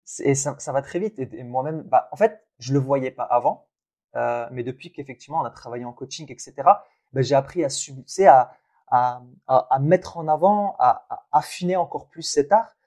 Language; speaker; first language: French; early bilingual, other home language; Arabic